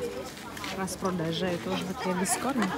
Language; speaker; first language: Russian; non-native, learner; Indonesian